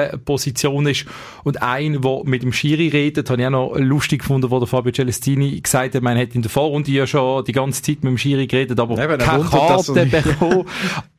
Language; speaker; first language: German; native; German